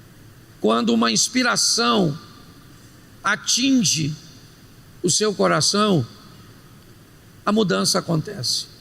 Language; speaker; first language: Portuguese; native; Portuguese